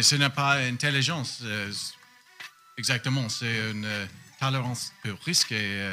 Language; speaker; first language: French; non-native, learner; English